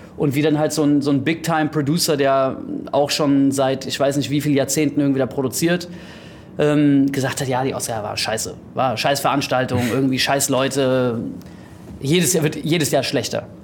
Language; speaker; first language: German; early bilingual, other home language; Greek